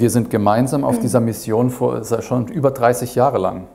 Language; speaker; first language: German; native; German